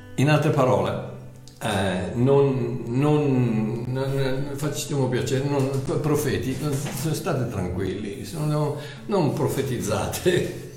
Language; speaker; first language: Italian; non-native, fluent; English